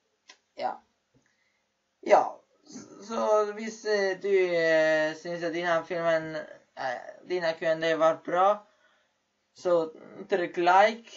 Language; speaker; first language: Norwegian; early bilingual, other home language; Polish